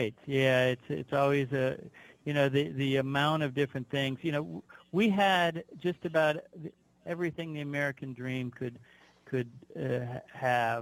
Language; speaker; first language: English; native; English